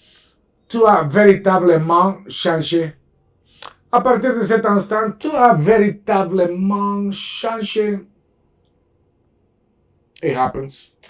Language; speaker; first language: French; non-native, fluent; Spanish